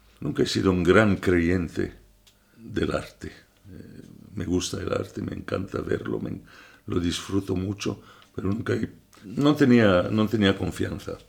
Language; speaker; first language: Spanish; non-native, fluent; French